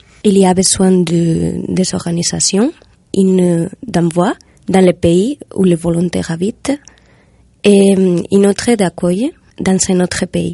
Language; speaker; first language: French; non-native, fluent; Spanish